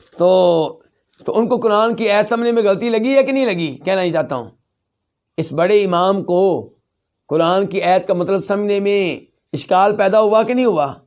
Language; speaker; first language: Urdu; native; Urdu